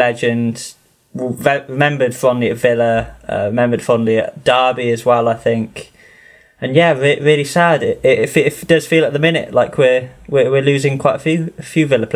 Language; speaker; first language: English; native; English